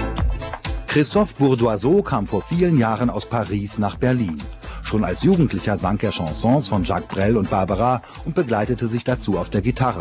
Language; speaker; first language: German; native; German